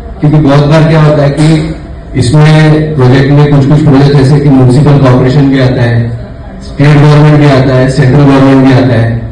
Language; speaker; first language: Hindi; non-native, local second language; Marathi